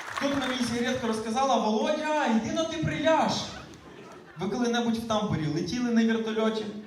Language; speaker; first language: Ukrainian; native; Ukrainian